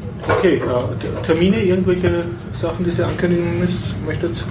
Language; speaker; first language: German; native; German